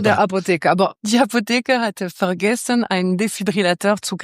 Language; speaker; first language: German; non-native, local second language; French